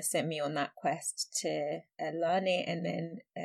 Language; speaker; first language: English; non-native, local second language; Akan